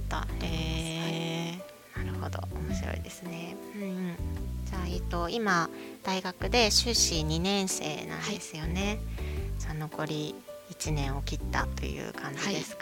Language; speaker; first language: Japanese; native; Japanese